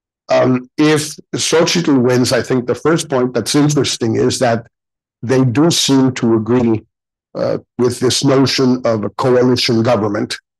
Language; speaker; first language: English; non-native, fluent; Spanish